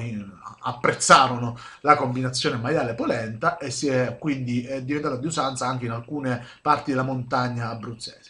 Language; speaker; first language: Italian; native; Italian